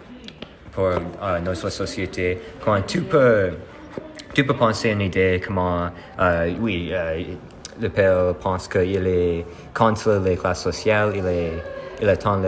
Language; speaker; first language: French; non-native, learner; English